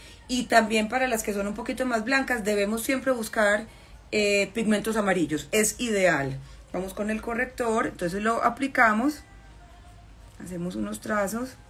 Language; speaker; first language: Spanish; native; Spanish